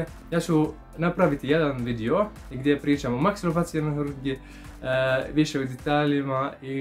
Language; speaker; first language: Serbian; non-native, learner; Arabic